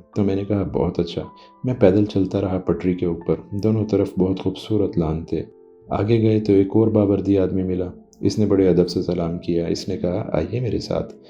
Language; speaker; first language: Urdu; non-native, local second language; Punjabi